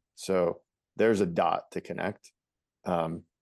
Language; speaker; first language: English; native; English